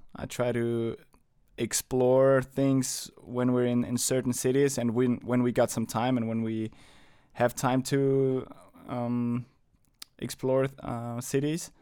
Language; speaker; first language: English; non-native, fluent; German